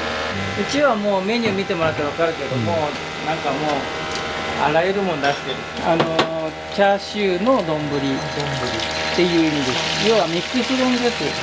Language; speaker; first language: Japanese; native; Japanese